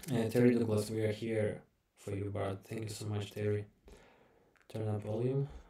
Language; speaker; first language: English; non-native, fluent; Ukrainian